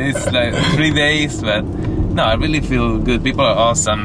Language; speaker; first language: English; non-native, fluent; Italian